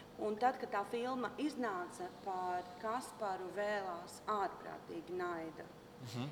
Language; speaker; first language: Latvian; native; Latvian